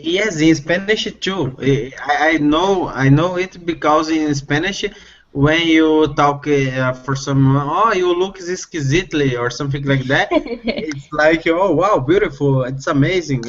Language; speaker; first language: English; non-native, learner; Portuguese